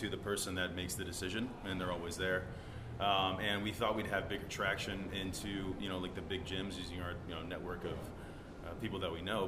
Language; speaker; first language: English; native; English